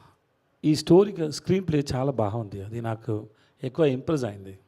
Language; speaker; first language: Telugu; non-native, learner; Tamil